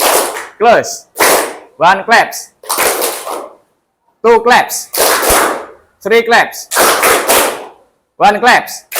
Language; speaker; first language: English; non-native, fluent; Indonesian